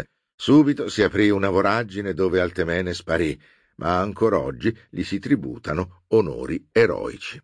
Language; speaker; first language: Italian; native; Italian